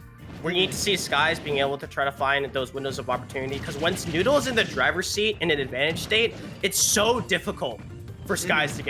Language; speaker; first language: English; native; English